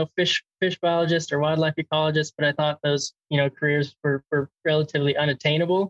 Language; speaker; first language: English; native; English